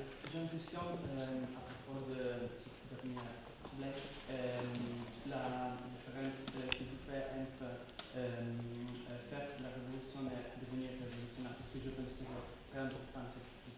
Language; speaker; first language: French; non-native, fluent; Italian